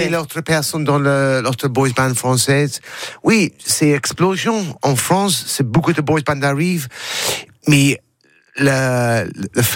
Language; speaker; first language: French; non-native, learner; English